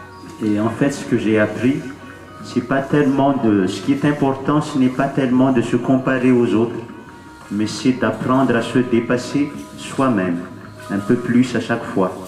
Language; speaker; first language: French; non-native, local second language; Malagasy